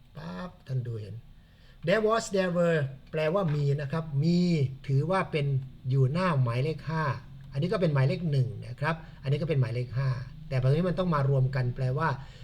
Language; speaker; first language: Thai; native; Thai